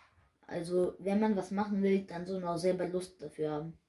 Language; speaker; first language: German; early bilingual, other home language; Urdu